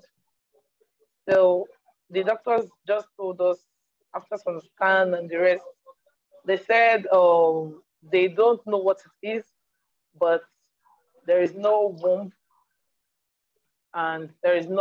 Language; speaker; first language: English; non-native, local second language; Igbo